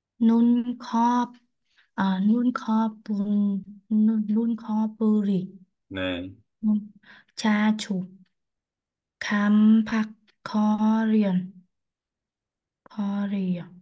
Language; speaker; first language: Korean; non-native, learner; Vietnamese